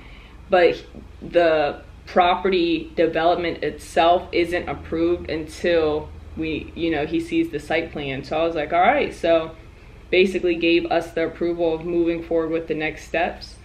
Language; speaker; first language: English; native; English